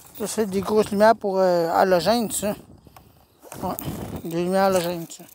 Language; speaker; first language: French; native; French